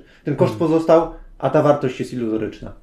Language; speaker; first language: Polish; native; Polish